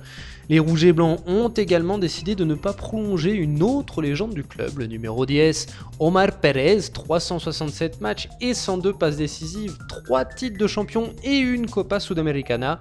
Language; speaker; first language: French; native; French